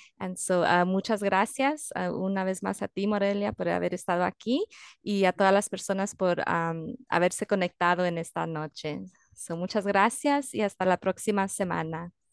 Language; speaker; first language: Spanish; early bilingual, heritage; Spanish